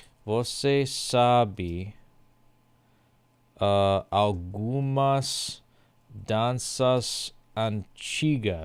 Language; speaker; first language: Portuguese; non-native, learner; English